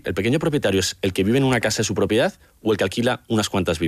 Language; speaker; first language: Spanish; native; Spanish